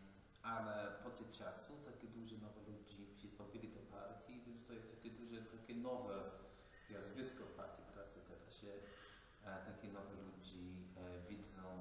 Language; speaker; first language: Polish; non-native, fluent; English